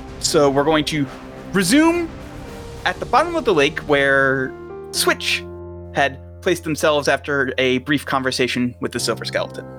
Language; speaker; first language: English; native; English